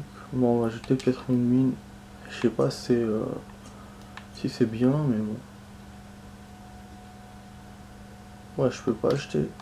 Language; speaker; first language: French; native; French